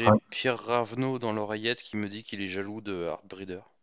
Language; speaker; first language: French; native; French